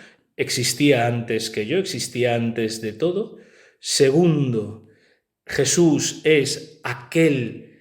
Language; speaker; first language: Spanish; native; Spanish